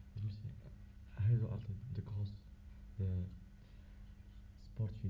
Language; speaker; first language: Dutch; non-native, learner; Arabic